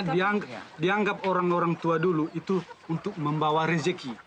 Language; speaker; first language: Indonesian; native; Indonesian